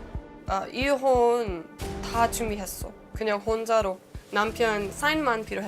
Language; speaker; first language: Korean; non-native, learner; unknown